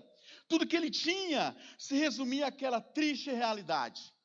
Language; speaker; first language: Portuguese; native; Portuguese